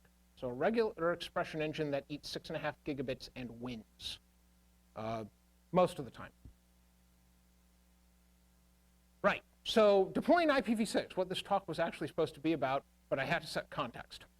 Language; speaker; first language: English; native; English